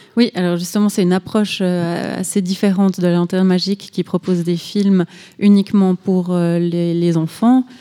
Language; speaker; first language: French; native; French